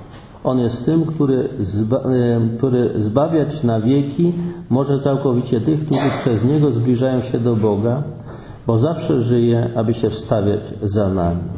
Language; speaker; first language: Polish; native; Polish